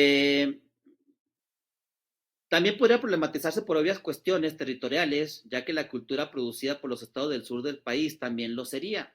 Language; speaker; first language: Spanish; native; Spanish